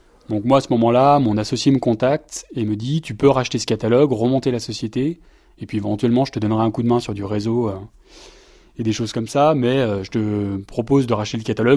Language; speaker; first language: French; native; French